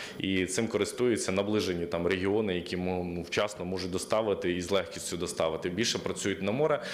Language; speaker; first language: Ukrainian; native; Ukrainian